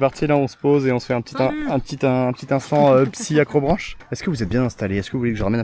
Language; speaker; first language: French; native; French